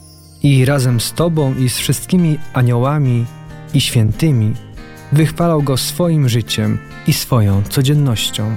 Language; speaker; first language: Polish; native; Polish